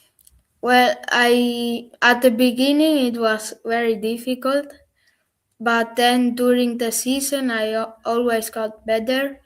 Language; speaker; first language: English; non-native, learner; German